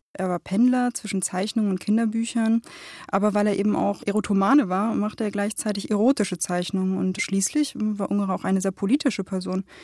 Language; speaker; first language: German; native; German